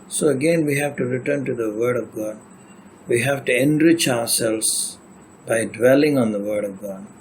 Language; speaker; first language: English; non-native, local second language; Tamil